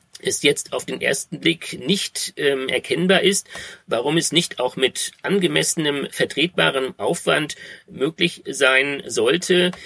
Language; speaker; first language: German; native; German